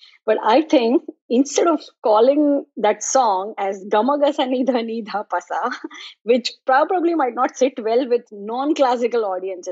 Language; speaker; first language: English; non-native, local second language; Tamil